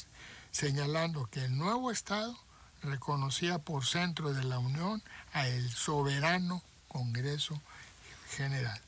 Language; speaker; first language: Spanish; native; Spanish